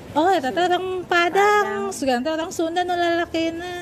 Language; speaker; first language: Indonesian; non-native, local second language; Sundanese